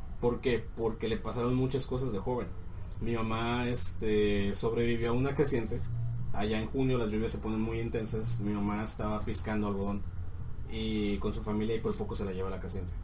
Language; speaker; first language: Spanish; native; Spanish